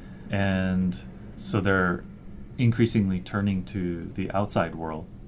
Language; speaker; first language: English; native; English